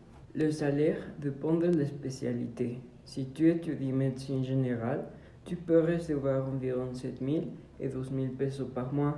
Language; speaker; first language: French; non-native, learner; Spanish